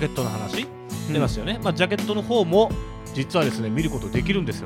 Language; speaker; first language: Japanese; native; Japanese